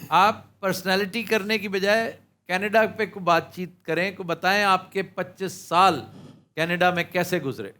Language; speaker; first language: Urdu; non-native, local second language; Punjabi